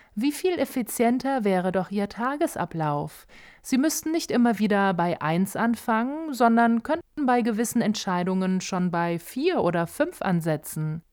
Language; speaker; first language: German; native; German